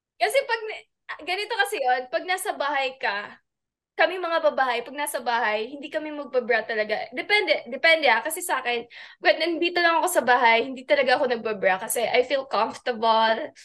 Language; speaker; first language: Filipino; non-native, local second language; Cebuano